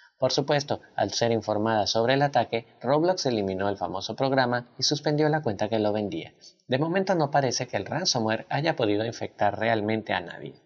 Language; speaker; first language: Spanish; native; Spanish